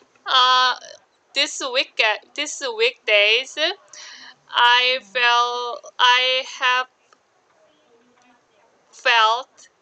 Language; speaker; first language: English; non-native, learner; Korean